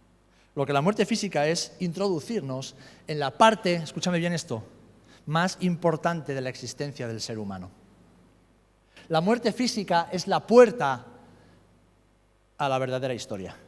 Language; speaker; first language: Spanish; native; Spanish